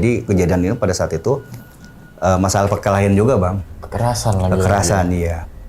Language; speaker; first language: Indonesian; native; Indonesian